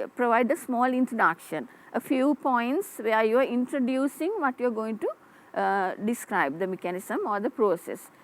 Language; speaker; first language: English; non-native, local second language; Sinhala